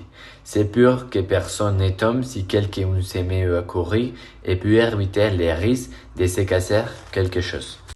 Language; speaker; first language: French; non-native, learner; Spanish